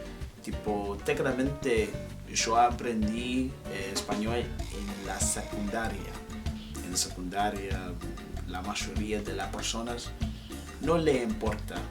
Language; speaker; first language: Spanish; non-native, fluent; English